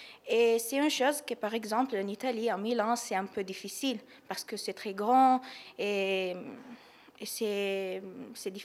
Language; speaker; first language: French; non-native, learner; Italian